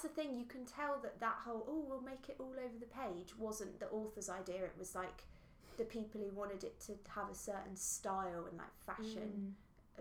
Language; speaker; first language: English; native; English